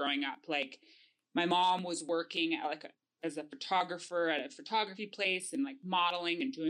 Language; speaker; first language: English; native; English